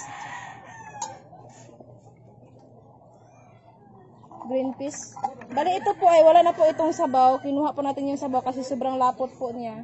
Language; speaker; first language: Filipino; non-native, local second language; Cebuano